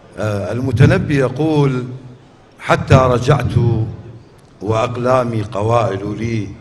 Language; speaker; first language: Arabic; native; Arabic